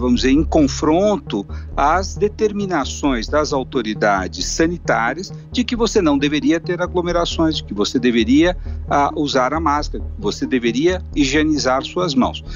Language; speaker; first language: Portuguese; native; Portuguese